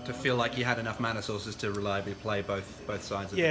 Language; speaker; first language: English; native; English